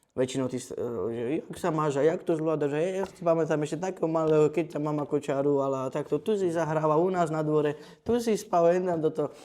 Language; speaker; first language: Slovak; native; Slovak